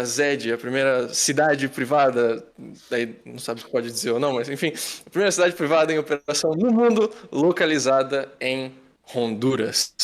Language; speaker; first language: Portuguese; native; Portuguese